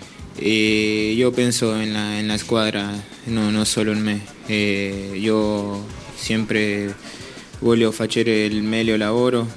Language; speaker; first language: Italian; non-native, learner; Spanish